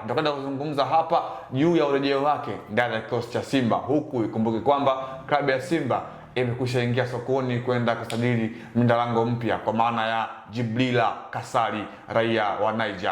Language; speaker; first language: Swahili; native; Swahili